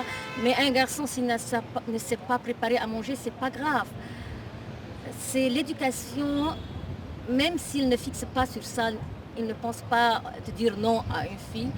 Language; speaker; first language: French; non-native, local second language; Arabic